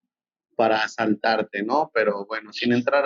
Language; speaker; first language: Spanish; native; Spanish